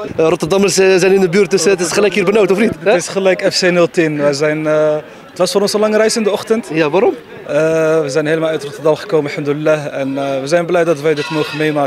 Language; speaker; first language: Dutch; native; Dutch